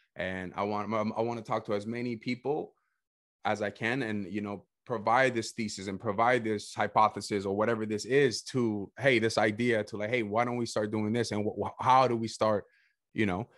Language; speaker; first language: English; early bilingual, other home language; Spanish